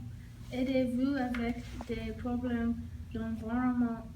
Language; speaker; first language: French; non-native, learner; English